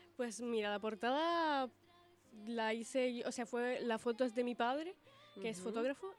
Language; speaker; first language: Spanish; early bilingual, other home language; Italian